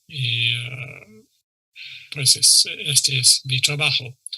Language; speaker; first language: Spanish; non-native, fluent; English